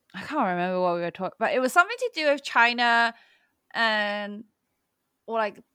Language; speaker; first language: English; early bilingual, other home language; Cantonese